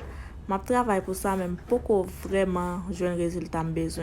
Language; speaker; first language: French; non-native, learner; Haitian Creole